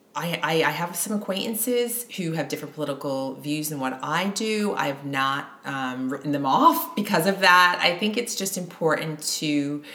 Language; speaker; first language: English; native; English